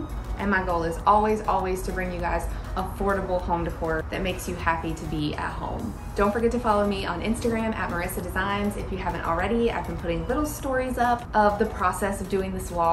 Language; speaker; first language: English; native; English